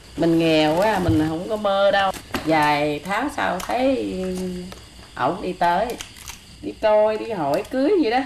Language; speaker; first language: Vietnamese; non-native, fluent; Khmer